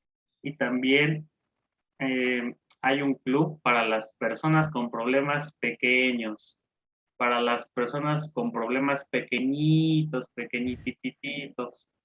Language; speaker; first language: Spanish; non-native, fluent; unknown